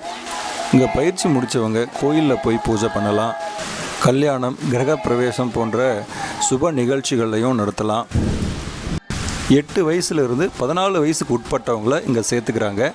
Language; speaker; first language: Tamil; native; Tamil